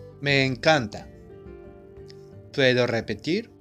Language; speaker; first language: Spanish; non-native, fluent; Japanese